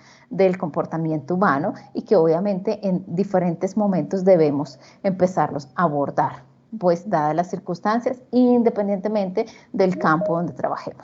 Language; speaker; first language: Spanish; native; Spanish